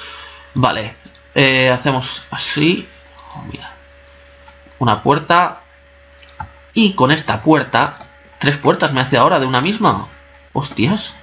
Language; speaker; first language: Spanish; native; Spanish